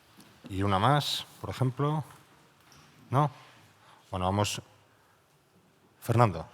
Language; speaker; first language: Spanish; native; Spanish